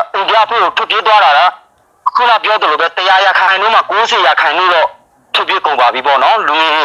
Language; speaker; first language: Burmese; non-native, local second language; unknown